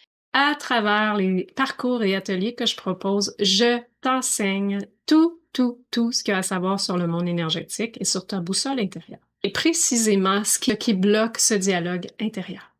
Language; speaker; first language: French; native; French